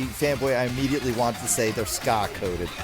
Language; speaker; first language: English; native; English